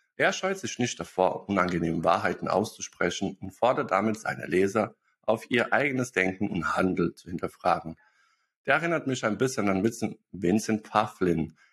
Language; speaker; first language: German; non-native, fluent; Bosnian